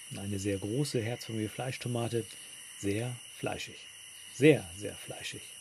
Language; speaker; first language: German; native; German